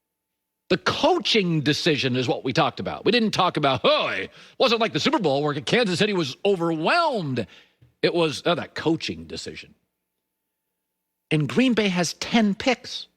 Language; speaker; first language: English; native; English